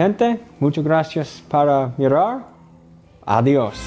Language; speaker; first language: Spanish; non-native, learner; English